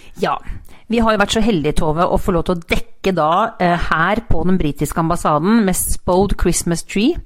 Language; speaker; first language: Norwegian; native; Norwegian